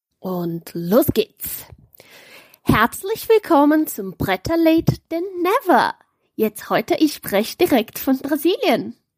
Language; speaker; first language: German; non-native, learner; Portuguese